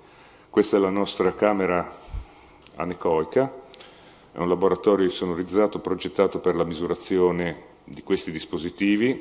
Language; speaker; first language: Italian; native; Italian